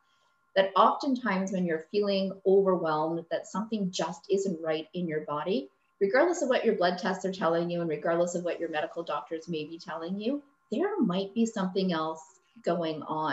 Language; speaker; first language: English; native; English